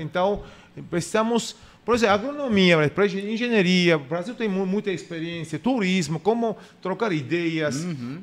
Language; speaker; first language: Portuguese; non-native, learner; Georgian